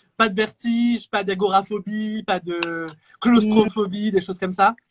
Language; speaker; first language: French; native; French